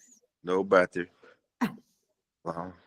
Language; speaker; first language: English; non-native, learner; Portuguese